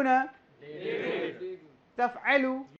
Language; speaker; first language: Arabic; non-native, learner; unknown